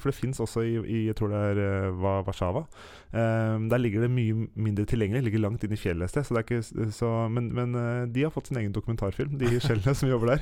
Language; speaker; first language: Norwegian; native; Norwegian